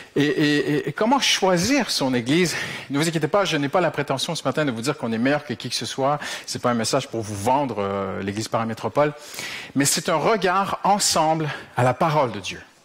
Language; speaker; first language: French; native; French